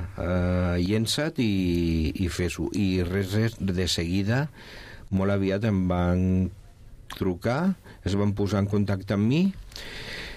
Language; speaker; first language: Catalan; non-native, local second language; Spanish